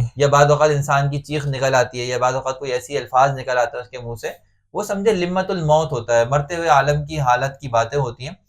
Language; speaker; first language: Urdu; native; Urdu